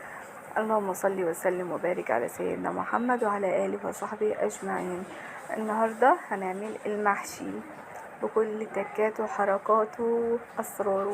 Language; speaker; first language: Arabic; native; Arabic